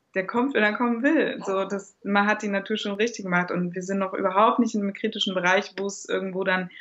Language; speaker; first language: German; native; German